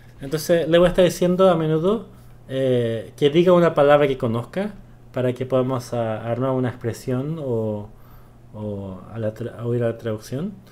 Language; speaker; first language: Spanish; early bilingual, other home language; Korean